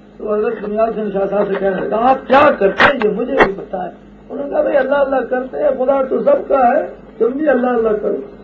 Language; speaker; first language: Urdu; non-native, local second language; Punjabi